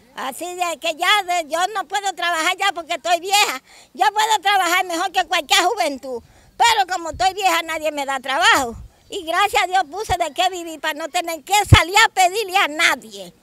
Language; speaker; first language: Spanish; native; Spanish